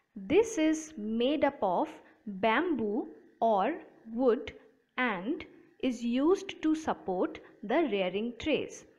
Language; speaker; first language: English; non-native, local second language; Bangla